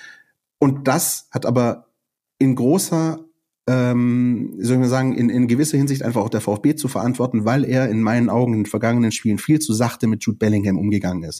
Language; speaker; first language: German; native; German